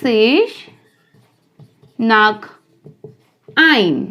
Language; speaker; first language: German; non-native, fluent; Hindi